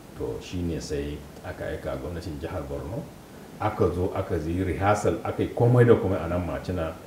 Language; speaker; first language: Hausa; non-native, local second language; Kanuri